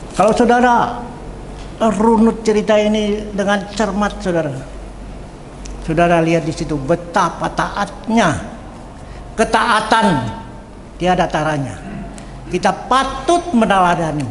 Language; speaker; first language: Indonesian; native; Indonesian